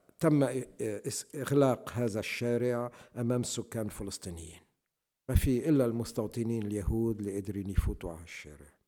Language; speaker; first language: Arabic; native; Arabic